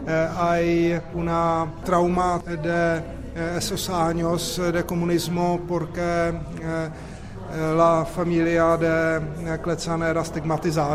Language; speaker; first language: Spanish; non-native, fluent; Czech